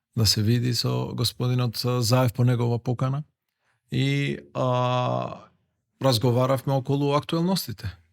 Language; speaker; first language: Macedonian; non-native, local second language; Albanian